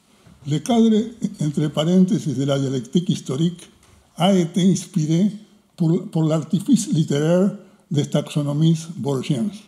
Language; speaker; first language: French; non-native, fluent; Spanish